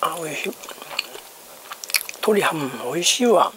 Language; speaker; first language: Japanese; native; Japanese